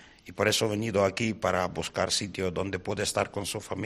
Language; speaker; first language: Spanish; non-native, learner; Ukrainian